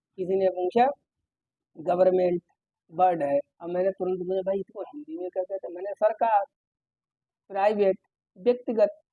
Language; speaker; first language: Hindi; native; Hindi